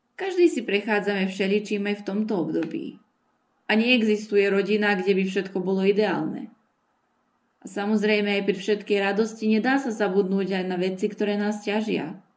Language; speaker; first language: Slovak; early bilingual, heritage; Slovak